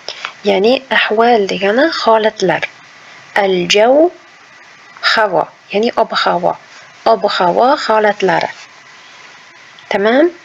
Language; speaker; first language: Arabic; non-native, fluent; Uzbek